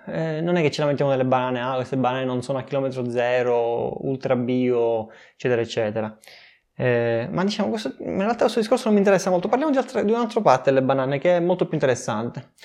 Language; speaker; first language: Italian; native; Italian